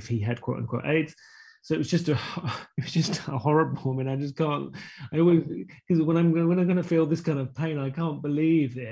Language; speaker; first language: English; native; English